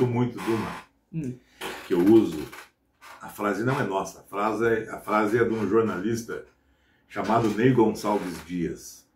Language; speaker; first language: Portuguese; native; Portuguese